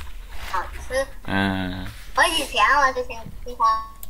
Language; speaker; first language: Chinese; early bilingual, heritage; Chinese